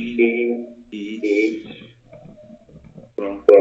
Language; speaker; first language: English; non-native, learner; Spanish